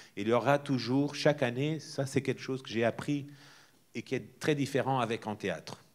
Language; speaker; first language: French; non-native, fluent; Portuguese